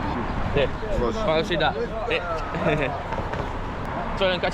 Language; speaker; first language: Korean; non-native, fluent; Dutch